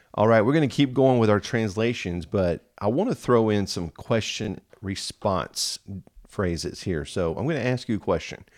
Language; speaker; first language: English; native; English